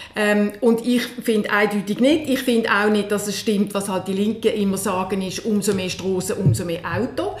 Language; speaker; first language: German; native; German